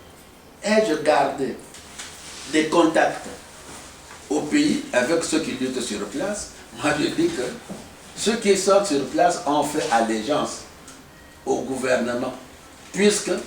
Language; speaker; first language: French; non-native, local second language; Lingala